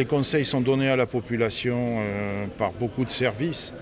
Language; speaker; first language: French; native; French